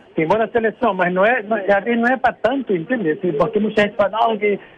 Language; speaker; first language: Spanish; non-native, learner; Portuguese